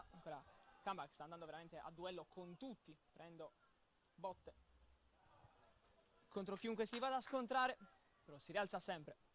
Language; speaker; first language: Italian; native; Italian